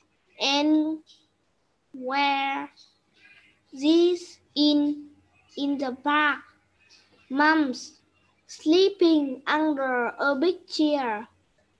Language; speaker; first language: English; non-native, learner; Vietnamese